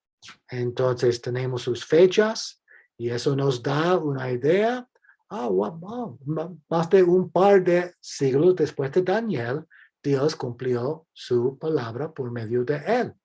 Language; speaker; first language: Spanish; non-native, fluent; English